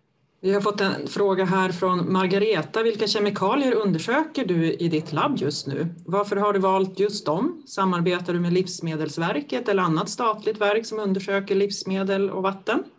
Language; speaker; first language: Swedish; native; Swedish